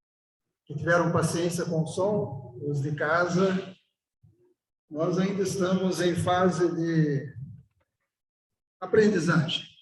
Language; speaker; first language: Portuguese; native; Portuguese